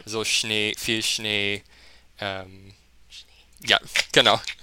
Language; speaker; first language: German; non-native, fluent; English